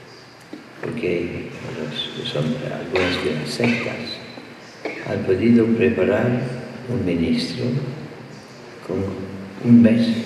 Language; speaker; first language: Spanish; non-native, fluent; English